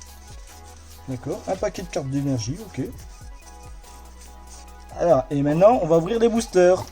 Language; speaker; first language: French; native; French